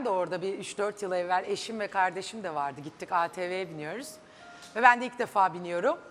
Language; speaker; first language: Turkish; native; Turkish